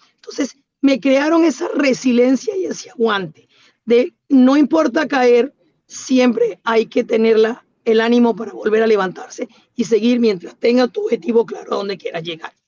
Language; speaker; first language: Spanish; native; Spanish